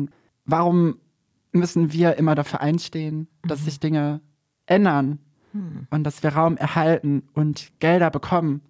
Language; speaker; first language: German; native; German